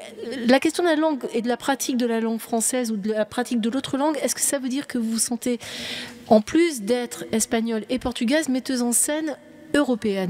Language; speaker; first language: French; native; French